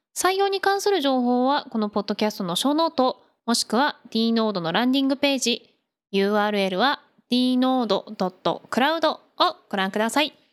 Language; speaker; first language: Japanese; native; Japanese